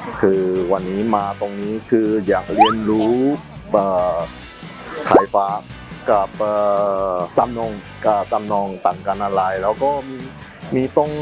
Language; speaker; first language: Thai; non-native, learner; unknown